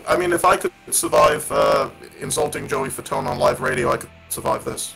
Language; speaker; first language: English; native; English